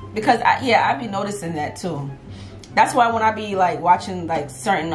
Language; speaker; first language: English; native; English